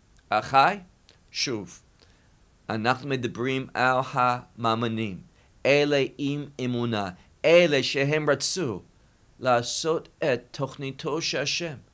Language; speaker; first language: Hebrew; non-native, fluent; English